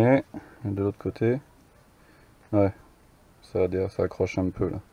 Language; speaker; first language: French; native; French